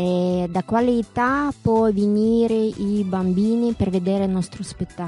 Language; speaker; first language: Italian; non-native, learner; Russian